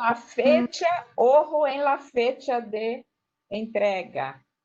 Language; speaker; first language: Spanish; non-native, fluent; Portuguese